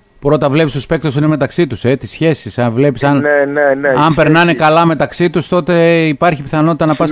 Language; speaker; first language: Greek; native; Greek